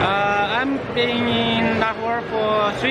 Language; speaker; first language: English; non-native, learner; Chinese